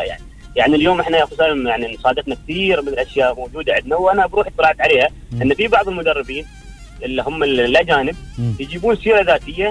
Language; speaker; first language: Arabic; native; Arabic